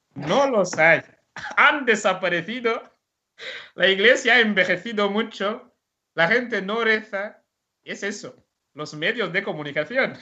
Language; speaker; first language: Spanish; non-native, fluent; Rundi